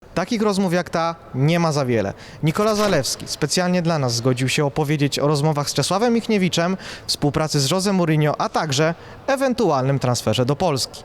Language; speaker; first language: Polish; native; Polish